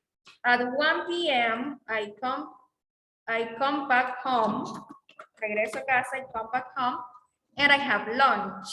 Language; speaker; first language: English; non-native, learner; Spanish